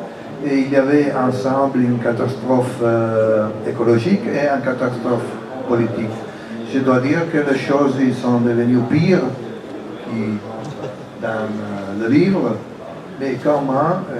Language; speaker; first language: French; non-native, fluent; Italian